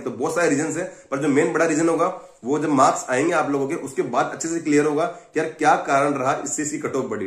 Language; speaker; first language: Hindi; native; Hindi